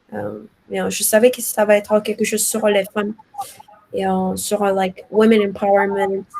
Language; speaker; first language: French; non-native, learner; Korean